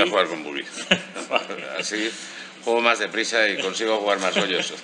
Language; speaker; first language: Spanish; native; Spanish